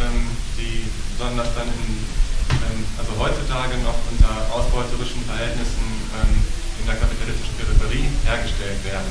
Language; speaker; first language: German; native; German